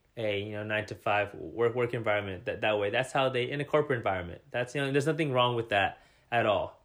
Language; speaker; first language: English; native; English